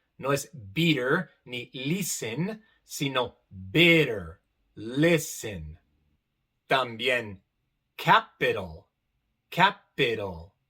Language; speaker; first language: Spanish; non-native, fluent; English